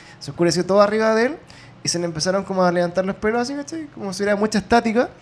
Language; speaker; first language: Spanish; native; Spanish